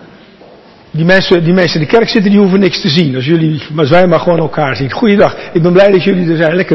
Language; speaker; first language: Dutch; native; Dutch